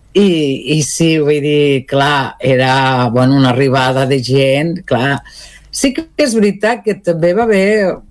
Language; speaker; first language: Catalan; non-native, local second language; Spanish